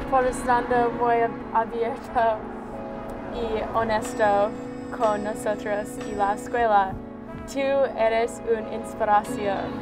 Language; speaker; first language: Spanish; non-native, learner; English